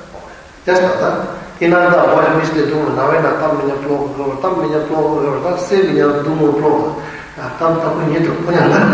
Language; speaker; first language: Russian; non-native, learner; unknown